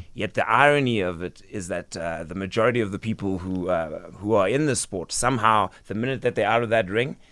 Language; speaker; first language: English; non-native, local second language; Xhosa